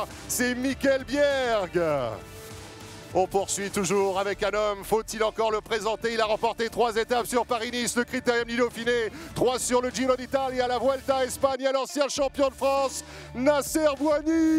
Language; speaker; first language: French; native; French